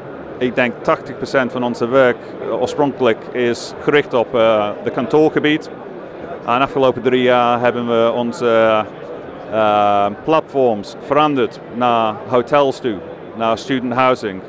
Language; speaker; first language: Dutch; non-native, fluent; English